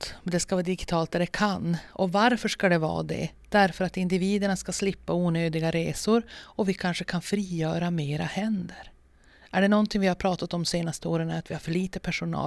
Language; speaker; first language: Swedish; native; Swedish